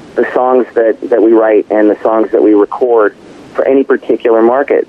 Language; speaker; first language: English; native; English